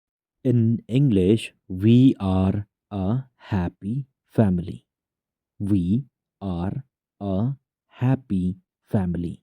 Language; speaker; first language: English; non-native, local second language; Khasi